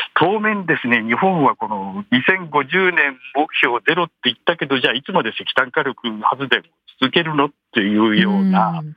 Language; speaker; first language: Japanese; native; Japanese